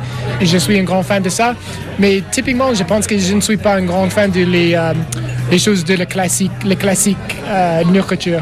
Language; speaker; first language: French; non-native, learner; English